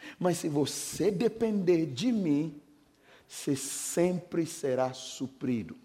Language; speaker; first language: Portuguese; non-native, fluent; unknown